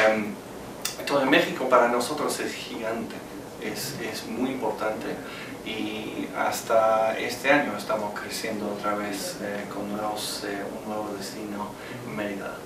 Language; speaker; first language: Spanish; non-native, fluent; English